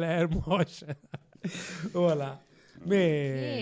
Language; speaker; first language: French; non-native, fluent; Italian